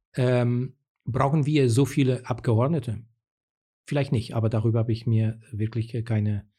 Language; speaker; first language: German; non-native, fluent; Portuguese